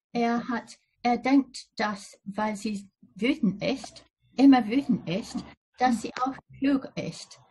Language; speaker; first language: German; non-native, fluent; English